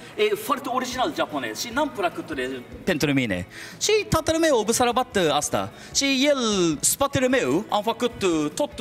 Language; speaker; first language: Romanian; non-native, learner; Japanese